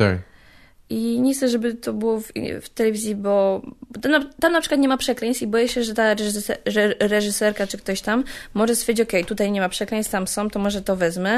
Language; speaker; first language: Polish; native; Polish